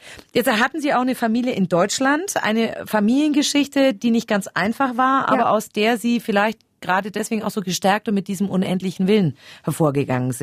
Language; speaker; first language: German; native; German